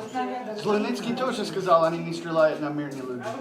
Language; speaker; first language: Russian; non-native, learner; English